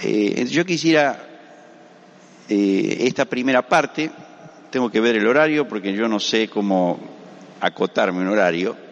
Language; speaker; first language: Spanish; native; Spanish